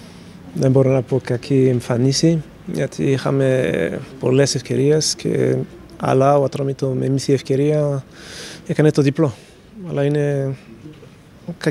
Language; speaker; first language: Greek; non-native, fluent; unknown